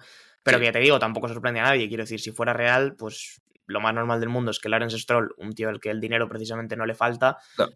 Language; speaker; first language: Spanish; native; Spanish